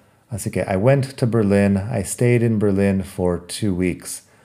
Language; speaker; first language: English; native; English